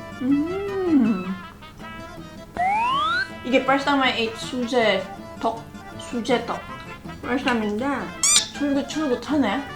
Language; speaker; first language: Korean; non-native, learner; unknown